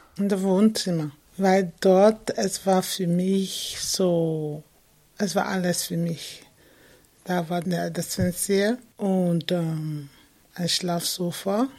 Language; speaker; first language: German; non-native, fluent; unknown